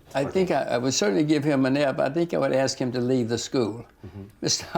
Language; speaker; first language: English; native; English